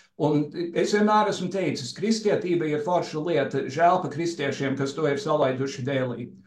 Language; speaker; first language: Latvian; early bilingual, heritage; Latvian